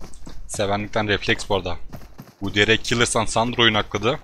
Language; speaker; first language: Turkish; native; Turkish